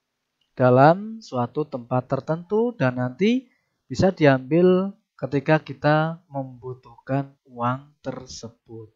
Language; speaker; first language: Indonesian; native; Indonesian